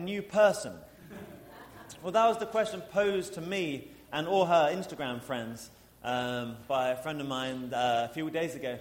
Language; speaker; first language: English; native; English